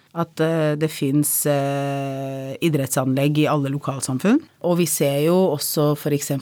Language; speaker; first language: Norwegian; early bilingual, other home language; Arabic